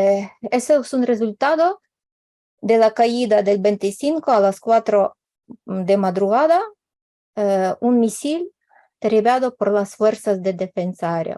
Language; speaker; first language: Spanish; non-native, fluent; Ukrainian